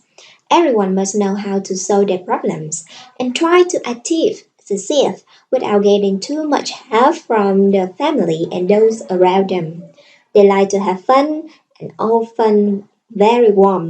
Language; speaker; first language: English; non-native, learner; Vietnamese